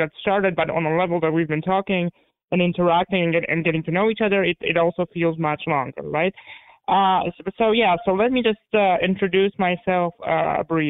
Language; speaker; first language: English; non-native, fluent; Polish